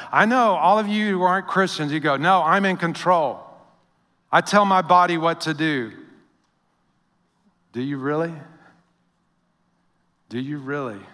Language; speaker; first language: English; native; English